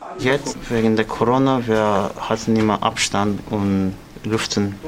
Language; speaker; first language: German; non-native, learner; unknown